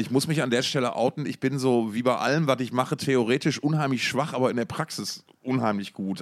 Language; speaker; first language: German; native; German